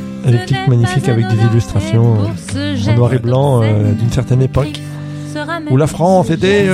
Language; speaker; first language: French; native; French